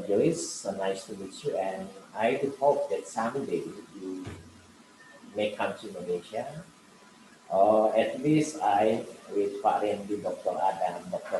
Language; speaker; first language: English; non-native, learner; Indonesian